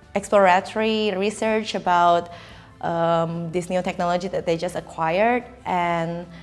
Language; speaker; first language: English; non-native, fluent; Indonesian